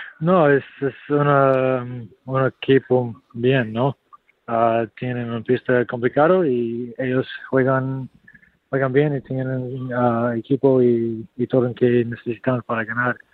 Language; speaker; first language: Spanish; non-native, learner; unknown